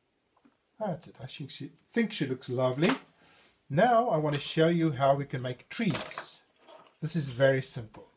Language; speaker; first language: English; non-native, fluent; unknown